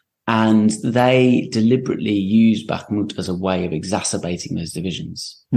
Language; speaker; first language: English; native; English